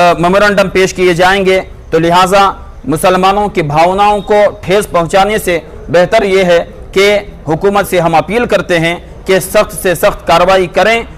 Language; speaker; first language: Urdu; native; Urdu